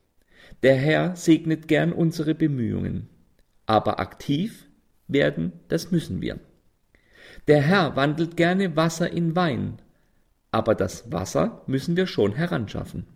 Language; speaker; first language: German; native; German